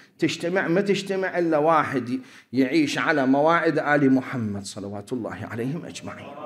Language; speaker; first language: Arabic; native; Arabic